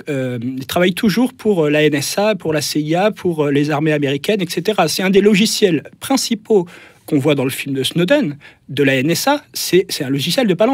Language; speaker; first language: French; native; French